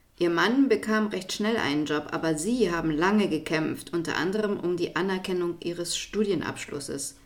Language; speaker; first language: German; native; German